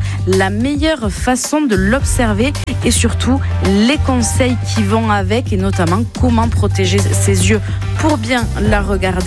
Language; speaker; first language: French; native; French